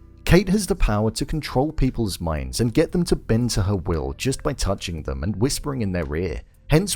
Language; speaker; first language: English; native; English